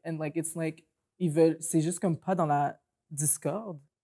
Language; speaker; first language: French; native; French